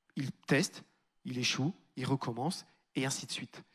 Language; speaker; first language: French; native; French